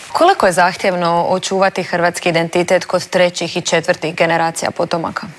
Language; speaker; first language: Croatian; native; Croatian